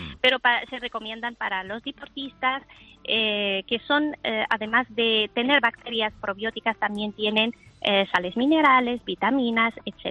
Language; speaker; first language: Spanish; non-native, fluent; Arabic